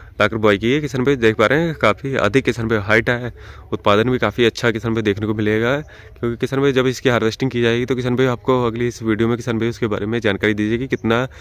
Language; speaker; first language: Hindi; non-native, local second language; Punjabi